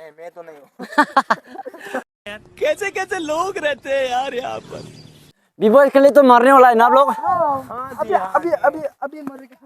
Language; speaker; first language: Hindi; non-native, local second language; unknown